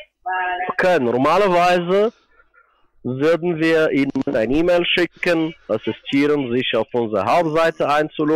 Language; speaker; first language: German; non-native, fluent; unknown